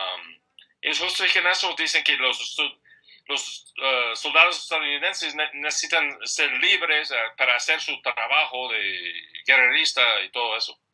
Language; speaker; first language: Spanish; non-native, fluent; English